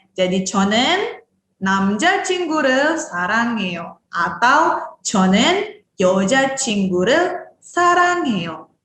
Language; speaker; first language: Korean; non-native, fluent; Indonesian